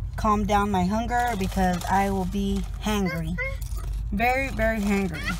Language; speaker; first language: English; native; English